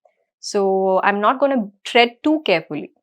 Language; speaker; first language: Telugu; non-native, fluent; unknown